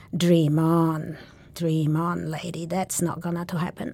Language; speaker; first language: English; non-native, fluent; Polish